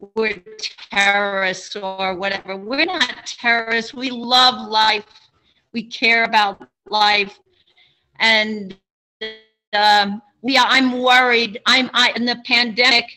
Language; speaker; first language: English; native; English